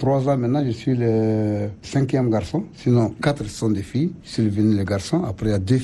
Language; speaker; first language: French; non-native, local second language; Arabic